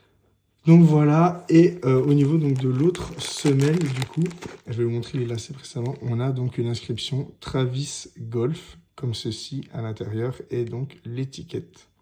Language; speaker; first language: French; native; French